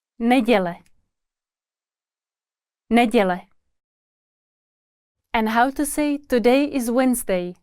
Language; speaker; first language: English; non-native, fluent; Czech